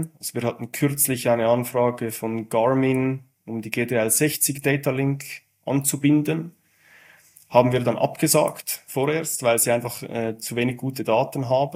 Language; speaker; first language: German; native; German